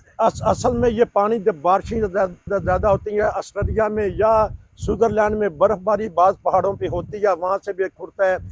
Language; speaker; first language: Urdu; non-native, local second language; Punjabi